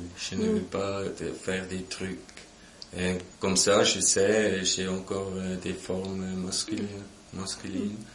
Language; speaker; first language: French; non-native, local second language; German